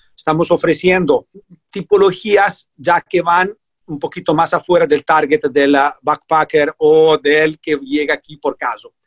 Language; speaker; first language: Spanish; non-native, fluent; Italian